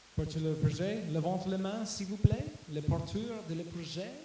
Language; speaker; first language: French; non-native, learner; English